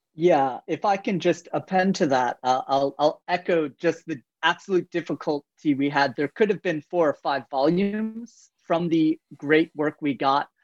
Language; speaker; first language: English; native; English